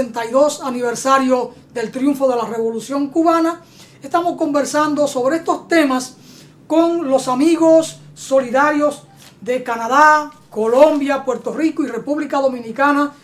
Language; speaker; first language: Spanish; native; Spanish